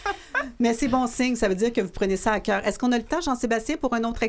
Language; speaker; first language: French; native; French